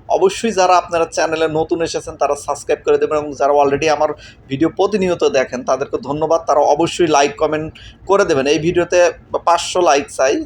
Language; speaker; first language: Bangla; native; Bangla